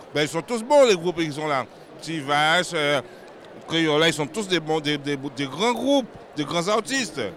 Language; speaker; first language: French; non-native, local second language; Haitian Creole